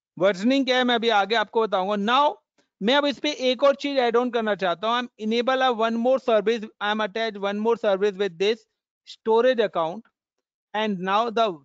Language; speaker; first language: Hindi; native; Hindi